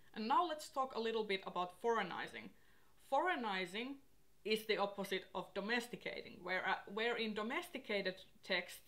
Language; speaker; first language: English; non-native, fluent; Finnish